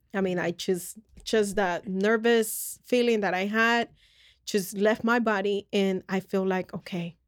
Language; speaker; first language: English; early bilingual, other home language; Spanish